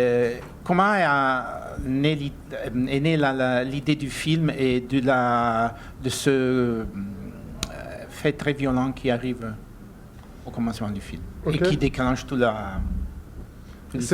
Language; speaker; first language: French; non-native, fluent; Italian